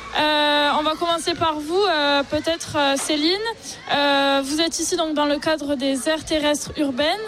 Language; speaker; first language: French; native; French